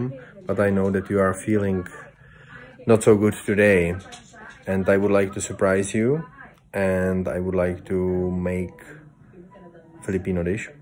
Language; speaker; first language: English; non-native, fluent; Czech